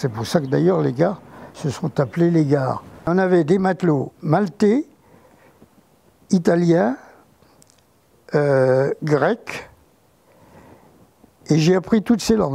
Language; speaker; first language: French; non-native, fluent; Greek